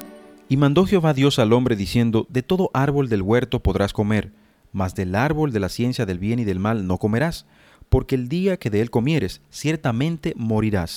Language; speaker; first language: Spanish; native; Spanish